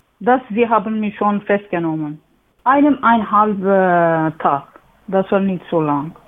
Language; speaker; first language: German; non-native, learner; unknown